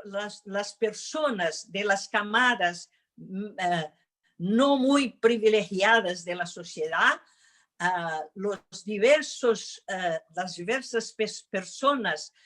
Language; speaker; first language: Spanish; non-native, fluent; Portuguese